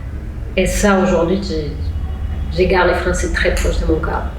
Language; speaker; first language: French; non-native, fluent; Spanish